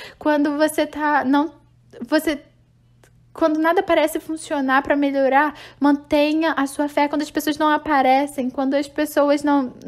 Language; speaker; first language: Portuguese; non-native, fluent; English